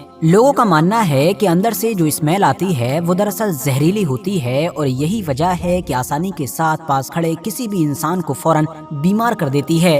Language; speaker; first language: Hindi; native; Hindi